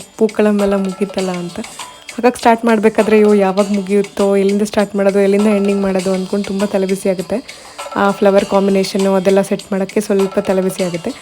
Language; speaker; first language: Kannada; non-native, local second language; Malayalam